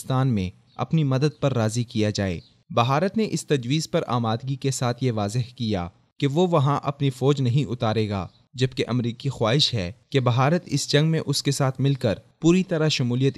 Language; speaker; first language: Urdu; native; Urdu